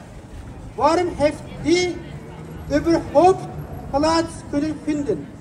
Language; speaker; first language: Dutch; non-native, fluent; Uyghur